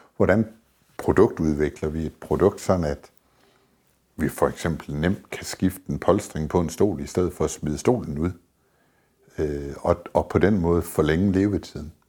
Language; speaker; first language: Danish; native; Danish